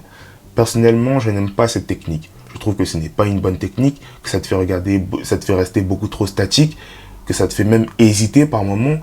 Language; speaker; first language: French; native; French